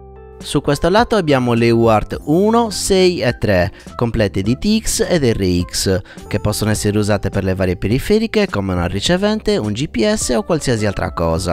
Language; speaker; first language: Italian; native; Italian